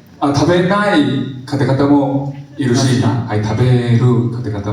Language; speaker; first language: Japanese; non-native, learner; Korean